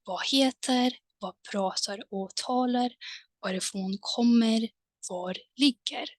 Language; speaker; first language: Swedish; non-native, fluent; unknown